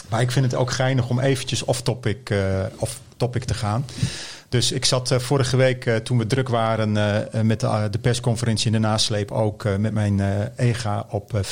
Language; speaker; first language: Dutch; native; Dutch